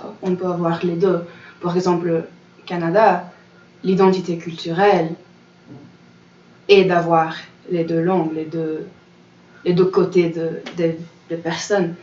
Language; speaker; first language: French; non-native, fluent; English